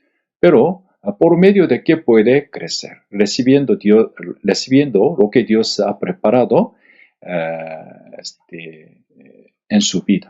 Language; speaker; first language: Spanish; non-native, fluent; Korean